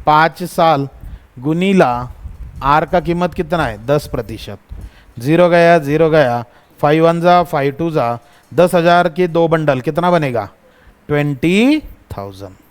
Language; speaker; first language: Hindi; non-native, local second language; Marathi